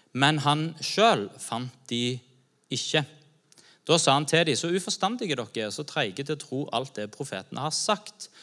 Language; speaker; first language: Norwegian; native; Norwegian